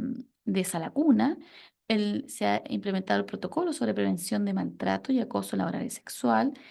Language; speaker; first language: Spanish; native; Spanish